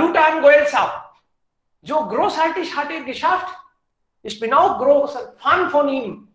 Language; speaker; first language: German; non-native, fluent; Hindi